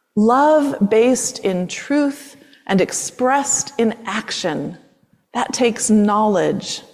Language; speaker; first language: English; native; English